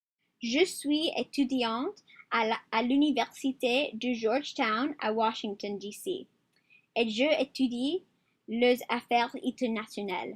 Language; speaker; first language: French; non-native, learner; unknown